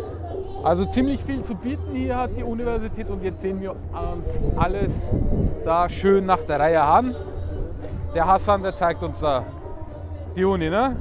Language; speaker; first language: German; native; German